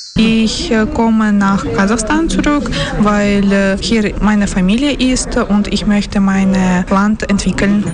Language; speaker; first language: German; non-native, fluent; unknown